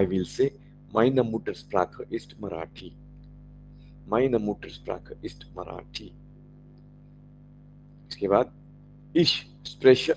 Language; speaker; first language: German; non-native, fluent; Marathi